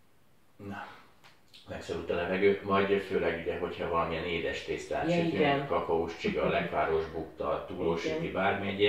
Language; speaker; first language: Hungarian; native; Hungarian